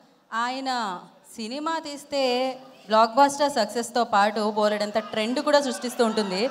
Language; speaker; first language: Telugu; native; Telugu